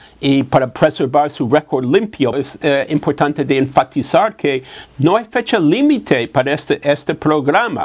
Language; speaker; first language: Spanish; non-native, fluent; English